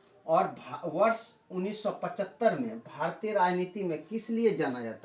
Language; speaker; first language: Hindi; native; Hindi